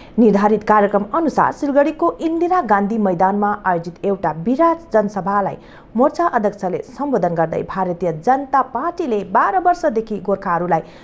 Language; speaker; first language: Nepali; native; Nepali